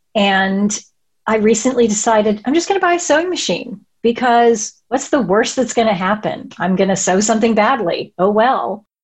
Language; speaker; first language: English; native; English